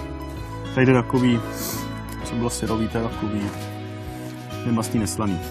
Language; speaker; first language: Czech; native; Czech